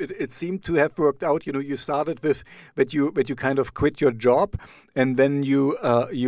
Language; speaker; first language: English; non-native, fluent; German